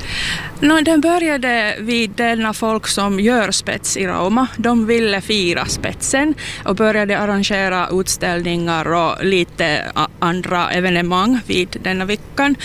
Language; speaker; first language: Swedish; non-native, local second language; Finnish